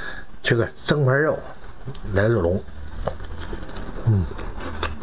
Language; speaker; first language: Chinese; native; Chinese